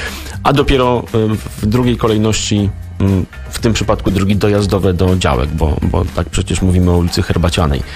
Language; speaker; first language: Polish; native; Polish